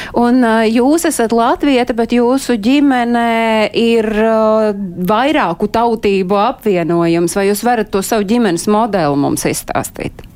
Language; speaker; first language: Latvian; native; Latvian